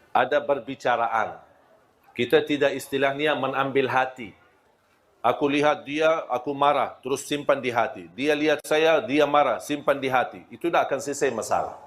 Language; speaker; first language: Malay; non-native, fluent; Arabic